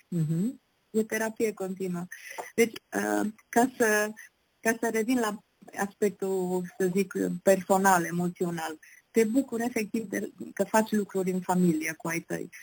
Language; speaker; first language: Romanian; native; Romanian